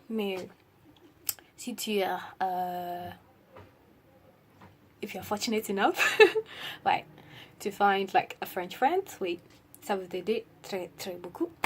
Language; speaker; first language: French; non-native, learner; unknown